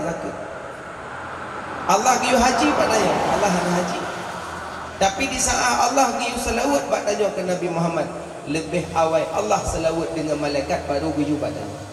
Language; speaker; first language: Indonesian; non-native, local second language; Achinese